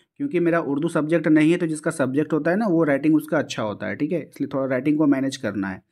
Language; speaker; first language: Hindi; native; Hindi